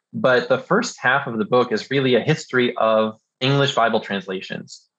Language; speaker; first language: English; early bilingual, other home language; German